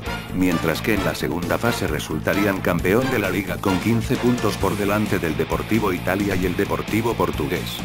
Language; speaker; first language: Spanish; native; Spanish